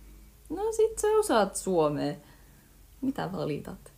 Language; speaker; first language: Finnish; early bilingual, heritage; Finnish